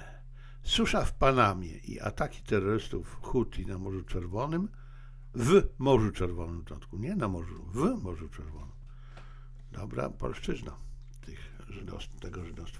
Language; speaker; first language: Polish; native; Polish